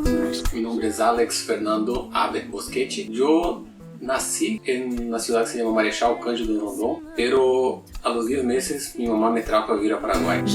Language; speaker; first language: Spanish; early bilingual, other home language; Portuguese